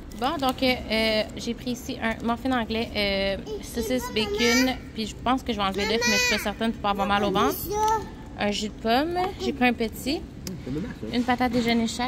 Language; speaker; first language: French; native; French